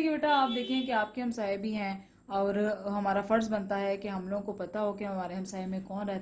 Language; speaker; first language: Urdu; non-native, local second language; Punjabi